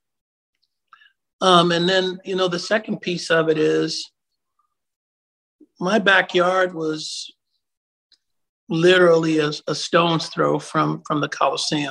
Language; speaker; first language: English; native; English